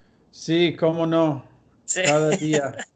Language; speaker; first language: Spanish; non-native, learner; English